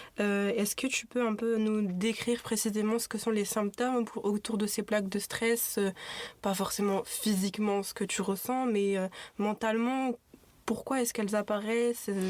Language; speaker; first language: French; native; French